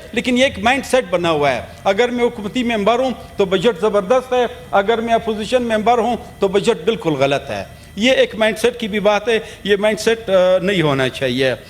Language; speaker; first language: Urdu; non-native, local second language; Pashto